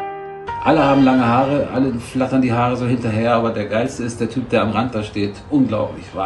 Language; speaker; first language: German; native; German